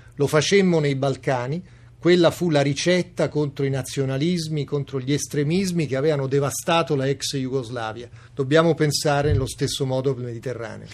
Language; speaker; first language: Italian; native; Italian